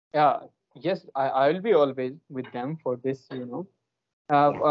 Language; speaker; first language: English; non-native, local second language; Hindi